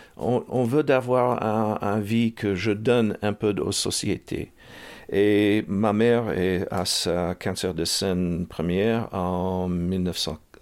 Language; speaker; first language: French; early bilingual, heritage; English